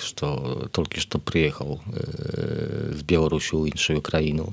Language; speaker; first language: Polish; non-native, learner; Belarusian